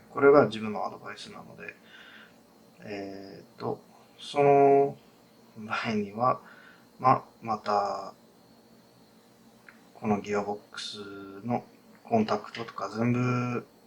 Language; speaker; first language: Japanese; non-native, fluent; English